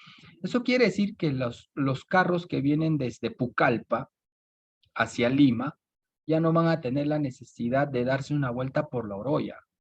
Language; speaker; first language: Spanish; native; Spanish